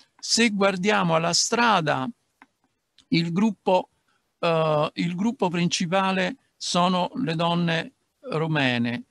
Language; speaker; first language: Italian; native; Italian